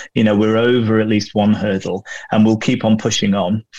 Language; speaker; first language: English; native; English